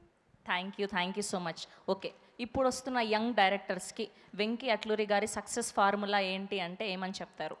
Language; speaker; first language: Telugu; native; Telugu